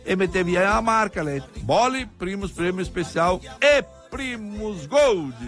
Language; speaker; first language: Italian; early bilingual, heritage; Venetian